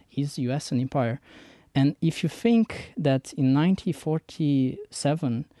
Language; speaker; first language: English; non-native, fluent; Persian